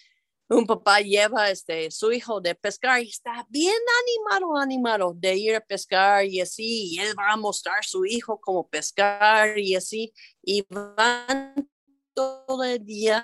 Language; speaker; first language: Spanish; non-native, fluent; English